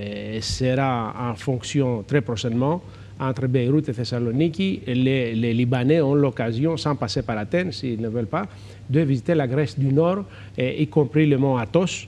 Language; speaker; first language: French; non-native, fluent; Greek